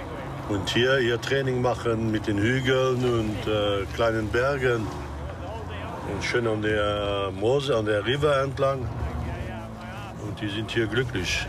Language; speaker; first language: German; non-native, local second language; Luxembourgish